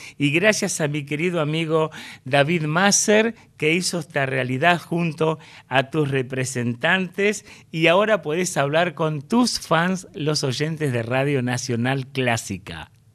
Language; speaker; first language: Spanish; native; Spanish